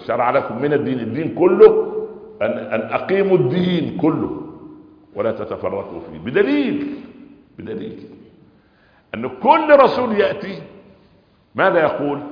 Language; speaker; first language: Arabic; native; Arabic